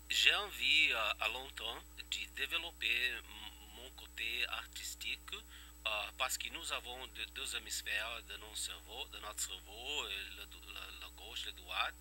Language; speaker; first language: French; non-native, fluent; Portuguese